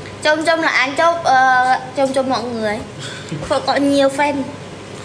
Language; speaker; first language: Vietnamese; non-native, learner; Javanese